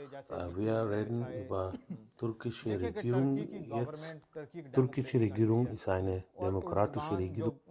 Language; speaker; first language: German; non-native, learner; Urdu